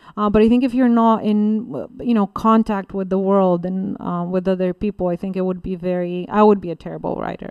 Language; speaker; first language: English; non-native, fluent; Bulgarian